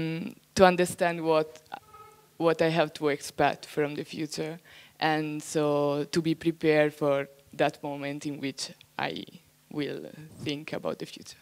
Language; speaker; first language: English; non-native, fluent; Italian